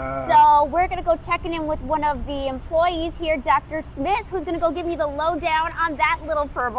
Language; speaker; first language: English; native; English